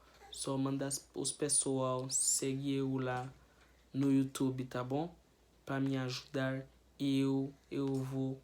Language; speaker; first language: Portuguese; non-native, fluent; Haitian Creole